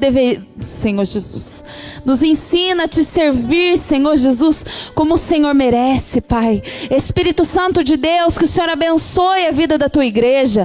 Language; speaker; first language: Portuguese; native; Portuguese